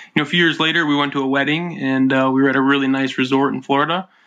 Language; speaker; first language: English; native; English